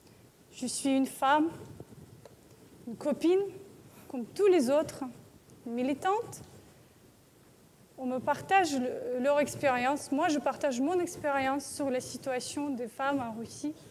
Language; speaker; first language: French; non-native, learner; Russian